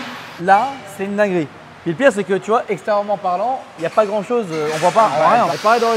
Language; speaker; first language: French; native; French